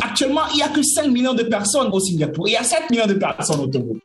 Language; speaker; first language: French; non-native, local second language; Ewe